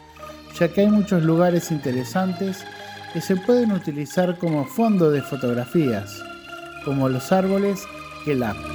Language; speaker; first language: Spanish; non-native, fluent; Indonesian